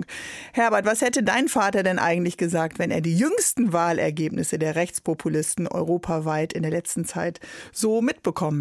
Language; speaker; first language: German; native; German